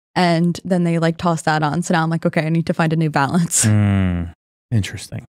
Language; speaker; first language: English; native; English